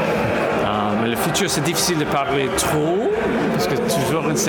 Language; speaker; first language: French; non-native, local second language; English